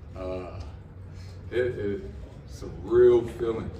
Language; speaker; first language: English; native; English